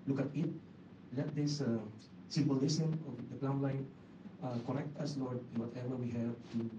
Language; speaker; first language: English; non-native, local second language; Filipino